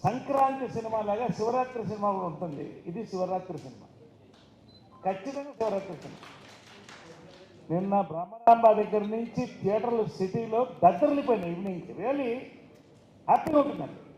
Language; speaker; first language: Telugu; native; Telugu